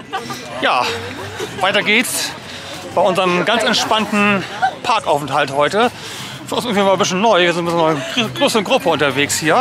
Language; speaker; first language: German; native; German